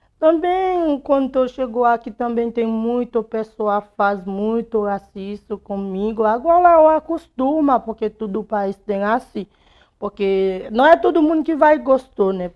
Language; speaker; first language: Portuguese; non-native, learner; Haitian Creole